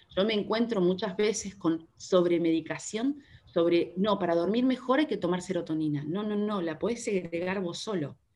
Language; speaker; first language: Spanish; native; Spanish